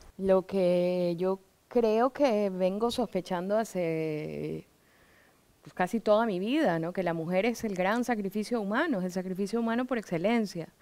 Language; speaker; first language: Spanish; native; Spanish